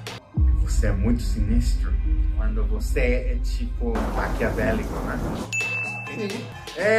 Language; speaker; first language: Portuguese; non-native, fluent; Spanish